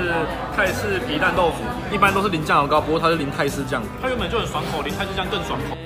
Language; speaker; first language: Chinese; native; Chinese